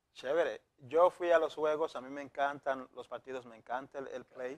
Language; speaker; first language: Spanish; native; Spanish